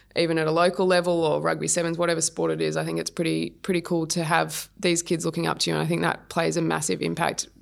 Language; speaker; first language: English; native; English